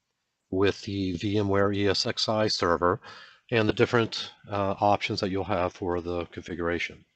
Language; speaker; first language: English; native; English